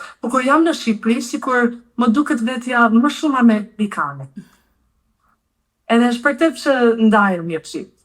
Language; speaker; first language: Albanian; early bilingual, heritage; Albanian